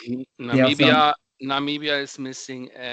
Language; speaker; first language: English; non-native, fluent; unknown